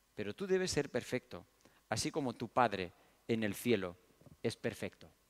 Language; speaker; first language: Spanish; early bilingual, other home language; Romanian